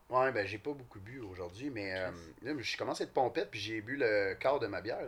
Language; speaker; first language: French; native; French